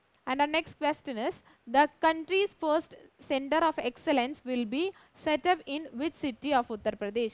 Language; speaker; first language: English; non-native, local second language; Malayalam